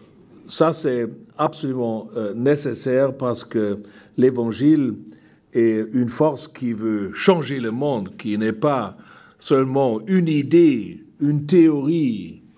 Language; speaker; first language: French; non-native, fluent; German